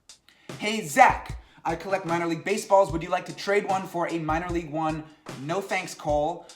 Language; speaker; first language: English; native; English